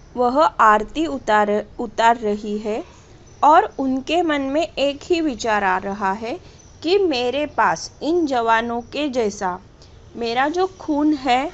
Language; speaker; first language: Hindi; non-native, local second language; Marathi